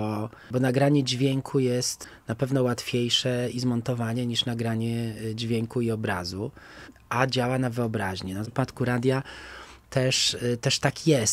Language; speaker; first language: Polish; native; Polish